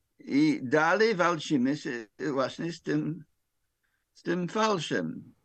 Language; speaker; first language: Polish; non-native, fluent; English